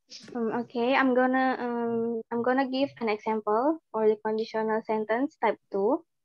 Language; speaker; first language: English; non-native, learner; Indonesian